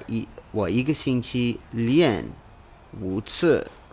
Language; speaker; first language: Chinese; non-native, learner; English